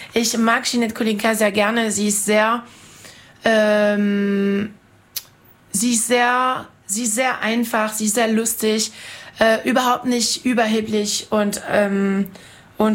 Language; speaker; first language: German; non-native, fluent; French